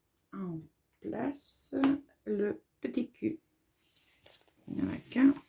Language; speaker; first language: French; native; French